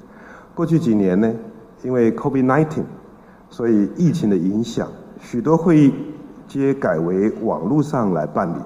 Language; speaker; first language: Chinese; native; Chinese